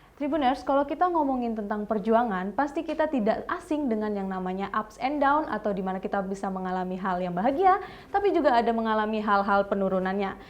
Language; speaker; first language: Indonesian; native; Indonesian